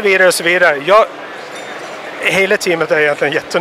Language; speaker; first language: Swedish; native; Swedish